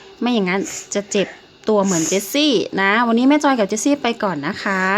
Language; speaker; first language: Thai; native; Thai